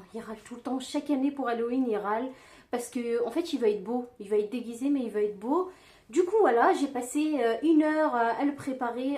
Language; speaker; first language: French; native; French